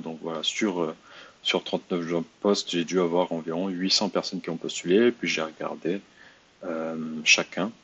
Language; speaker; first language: French; native; French